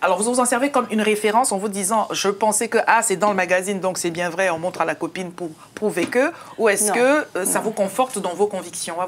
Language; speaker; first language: French; native; French